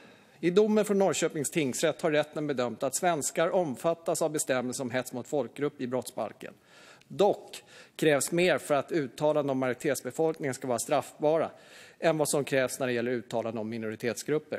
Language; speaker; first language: Swedish; native; Swedish